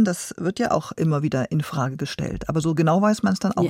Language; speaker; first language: German; native; German